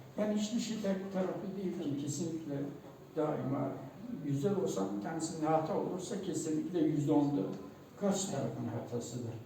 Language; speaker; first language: Turkish; non-native, local second language; Kurdish